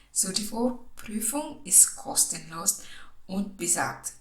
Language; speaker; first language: German; non-native, local second language; Filipino